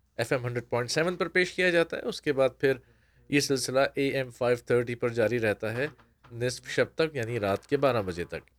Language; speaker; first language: Urdu; native; Urdu